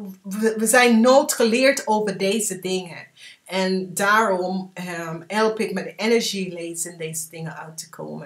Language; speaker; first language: Dutch; early bilingual, heritage; English